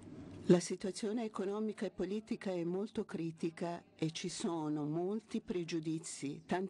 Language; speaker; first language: Italian; non-native, fluent; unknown